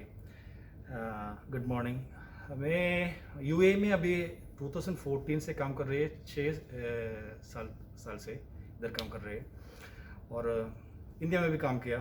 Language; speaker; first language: Hindi; non-native, local second language; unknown